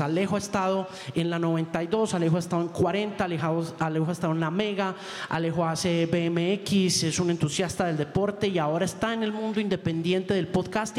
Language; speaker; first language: Spanish; native; Spanish